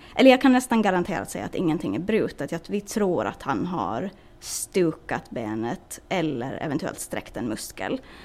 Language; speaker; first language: Swedish; native; Swedish